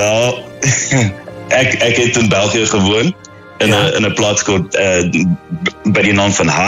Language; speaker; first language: Dutch; non-native, learner; Afrikaans